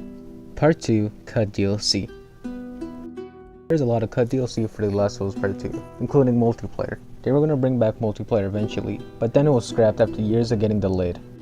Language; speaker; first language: English; native; English